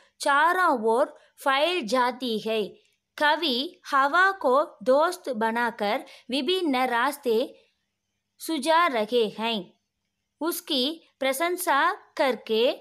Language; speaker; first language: Hindi; non-native, local second language; Tamil